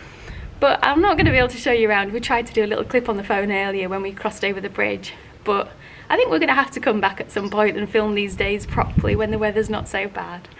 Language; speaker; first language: English; native; English